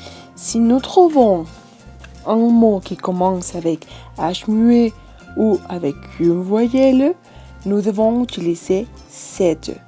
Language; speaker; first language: French; non-native, fluent; Spanish